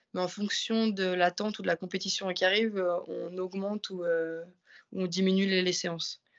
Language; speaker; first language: French; native; French